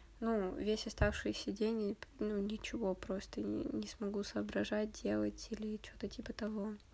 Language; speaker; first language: Russian; native; Russian